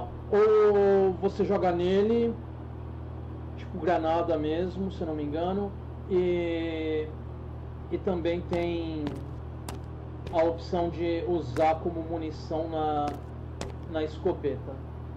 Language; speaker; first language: Portuguese; native; Portuguese